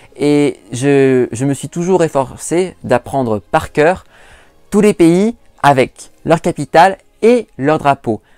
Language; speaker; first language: French; native; French